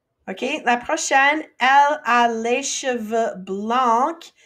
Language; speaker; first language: French; non-native, fluent; English